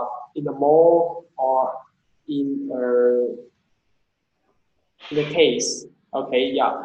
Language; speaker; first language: English; non-native, fluent; Vietnamese